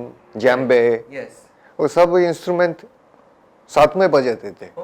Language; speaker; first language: Hindi; non-native, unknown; Japanese